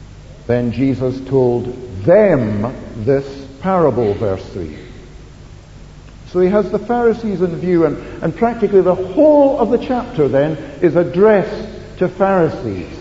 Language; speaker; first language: English; native; English